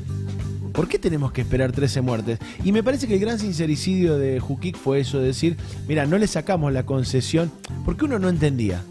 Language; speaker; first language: Spanish; native; Spanish